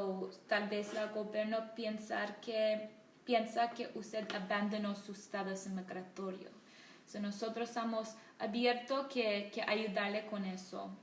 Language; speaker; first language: Spanish; non-native, learner; English